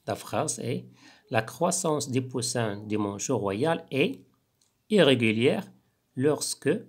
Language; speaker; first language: French; non-native, local second language; Arabic